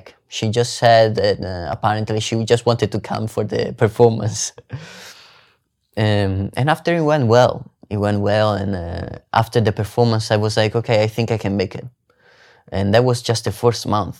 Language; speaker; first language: English; non-native, fluent; Italian